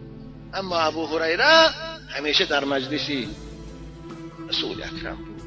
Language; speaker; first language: Persian; native; Persian